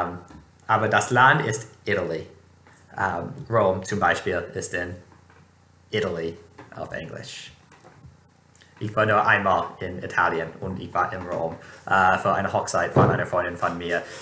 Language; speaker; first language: German; non-native, fluent; English